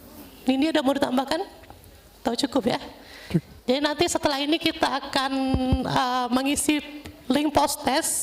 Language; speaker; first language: Indonesian; native; Indonesian